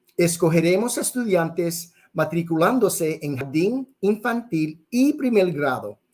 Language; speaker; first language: Spanish; early bilingual, heritage; Spanish